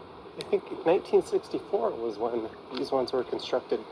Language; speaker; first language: English; native; English